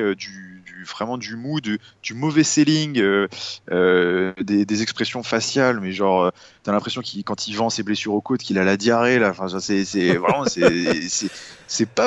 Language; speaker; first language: French; native; French